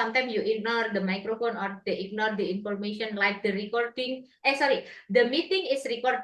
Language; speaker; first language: English; non-native, fluent; Indonesian